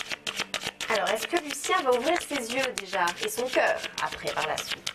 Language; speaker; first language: French; native; French